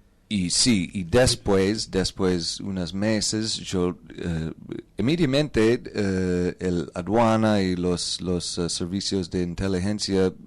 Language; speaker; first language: Spanish; non-native, learner; English